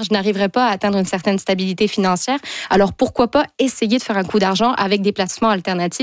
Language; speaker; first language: French; native; French